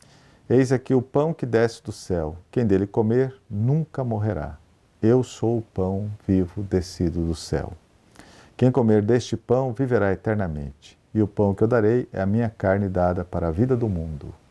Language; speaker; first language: Portuguese; native; Portuguese